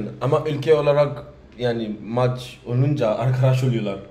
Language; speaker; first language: Turkish; non-native, learner; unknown